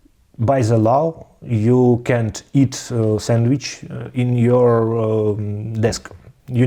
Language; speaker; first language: English; non-native, learner; Russian